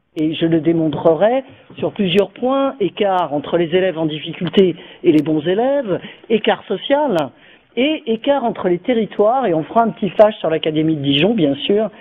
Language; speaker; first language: French; native; French